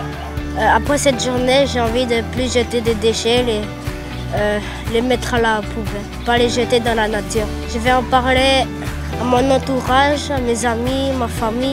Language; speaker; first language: French; non-native, local second language; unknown